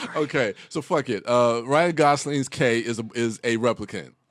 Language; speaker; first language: English; native; English